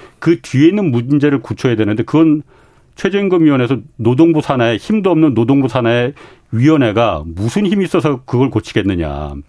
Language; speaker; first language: Korean; native; Korean